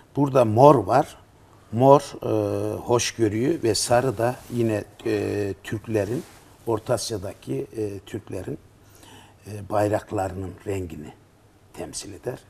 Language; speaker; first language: Turkish; native; Turkish